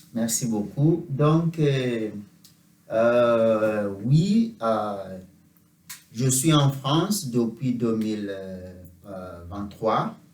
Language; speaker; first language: French; non-native, fluent; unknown